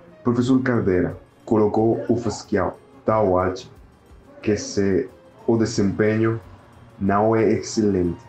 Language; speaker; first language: Portuguese; non-native, learner; Spanish